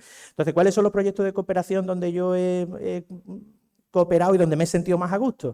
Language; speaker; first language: Spanish; native; Spanish